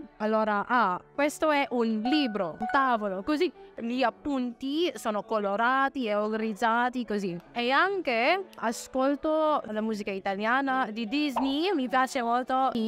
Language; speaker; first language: Italian; non-native, fluent; Filipino